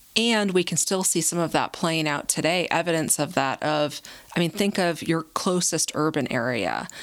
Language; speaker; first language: English; native; English